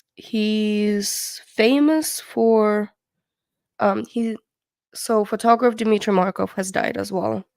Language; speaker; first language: English; non-native, fluent; Russian